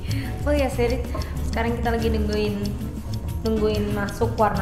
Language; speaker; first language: Indonesian; native; Indonesian